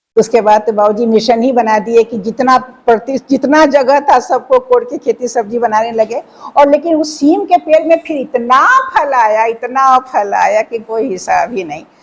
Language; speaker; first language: Hindi; native; Hindi